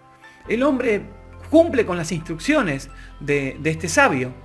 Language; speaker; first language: Spanish; native; Spanish